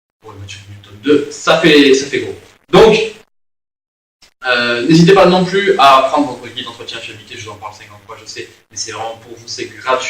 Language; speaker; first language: French; native; French